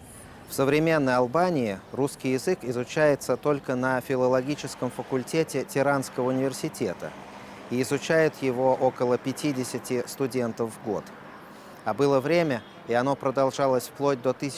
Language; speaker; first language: Russian; native; Russian